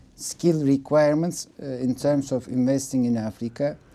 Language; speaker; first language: English; non-native, fluent; Turkish